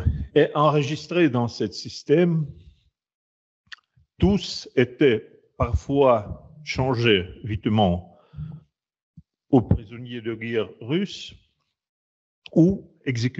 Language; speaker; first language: French; non-native, fluent; Russian